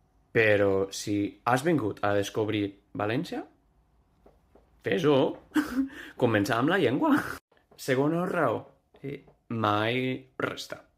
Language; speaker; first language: Catalan; non-native, fluent; English